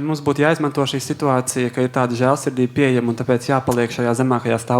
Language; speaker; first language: Latvian; native; Latvian